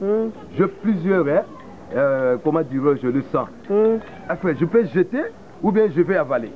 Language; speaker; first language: French; non-native, local second language; Lingala